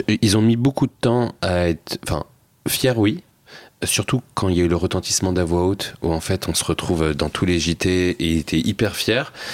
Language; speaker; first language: French; native; French